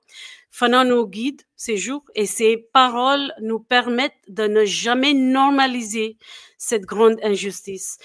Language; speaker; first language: French; non-native, fluent; English